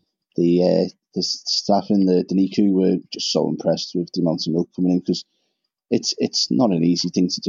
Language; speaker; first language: English; native; English